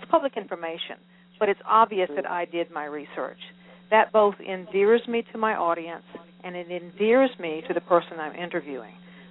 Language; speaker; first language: English; native; English